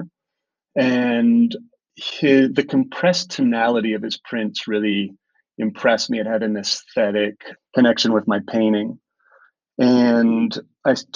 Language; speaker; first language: English; native; English